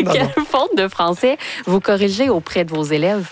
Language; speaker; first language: French; native; French